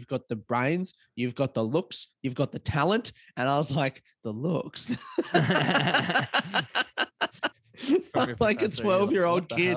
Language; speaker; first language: English; native; English